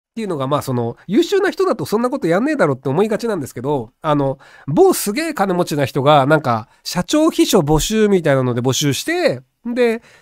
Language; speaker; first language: Japanese; native; Japanese